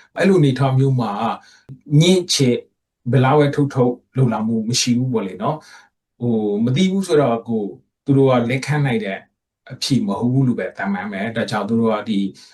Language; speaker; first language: Burmese; native; Burmese